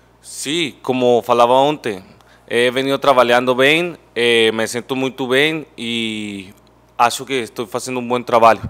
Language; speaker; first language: Portuguese; non-native, learner; Spanish